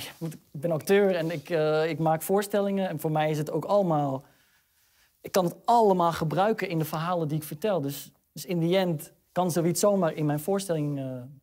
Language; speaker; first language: Dutch; early bilingual, other home language; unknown